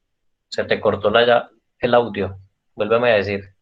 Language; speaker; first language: Spanish; native; Spanish